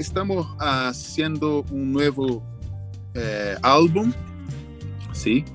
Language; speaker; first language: Spanish; non-native, learner; Portuguese